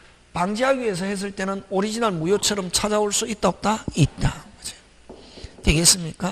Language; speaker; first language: Korean; native; Korean